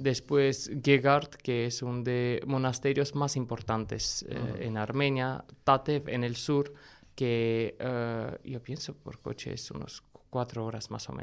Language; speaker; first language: Spanish; non-native, fluent; Armenian